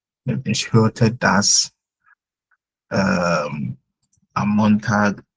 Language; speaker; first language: German; non-native, fluent; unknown